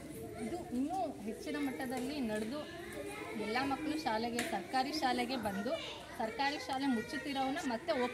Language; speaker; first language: Kannada; native; Kannada